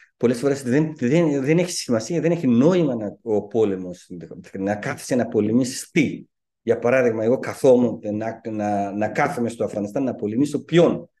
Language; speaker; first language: Greek; non-native, fluent; Persian